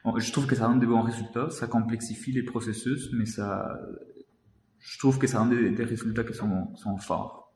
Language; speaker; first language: French; non-native, fluent; Spanish